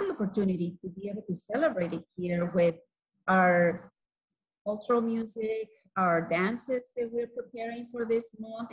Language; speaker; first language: English; non-native, fluent; Spanish